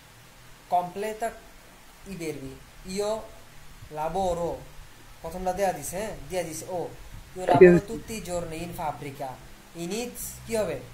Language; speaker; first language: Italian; non-native, fluent; Bangla